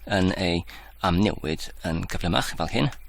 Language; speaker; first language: Welsh; non-native, learner; English